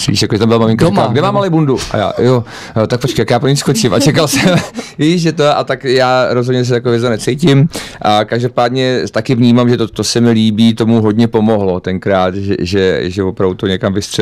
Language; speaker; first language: Czech; native; Czech